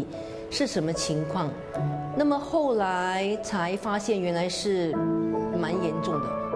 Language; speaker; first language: Chinese; native; Chinese